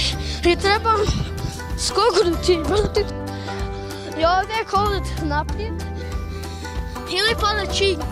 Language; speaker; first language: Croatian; early bilingual, heritage; Croatian